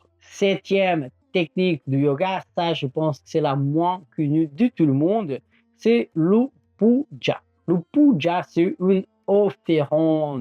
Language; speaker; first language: French; non-native, fluent; Portuguese